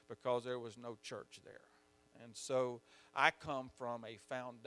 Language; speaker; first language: English; native; English